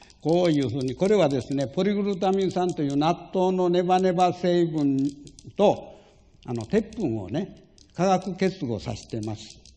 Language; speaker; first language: Japanese; native; Japanese